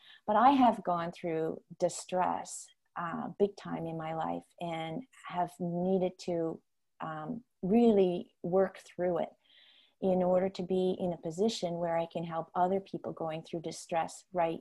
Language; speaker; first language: English; non-native, fluent; Dutch